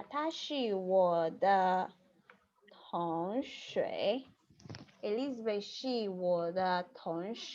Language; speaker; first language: Chinese; non-native, fluent; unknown